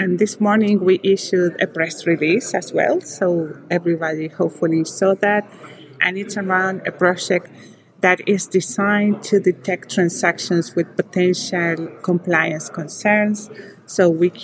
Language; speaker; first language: English; non-native, fluent; Spanish